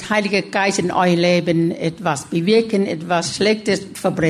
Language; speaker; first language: German; non-native, learner; Thai